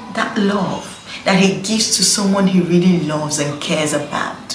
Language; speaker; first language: English; non-native, local second language; Igbo